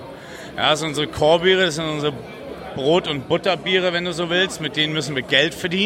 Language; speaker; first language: German; native; German